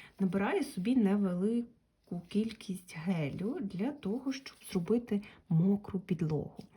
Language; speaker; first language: Ukrainian; non-native, local second language; Russian